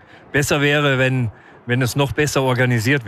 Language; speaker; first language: German; native; German